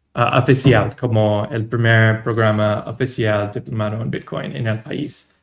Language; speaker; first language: Spanish; non-native, fluent; English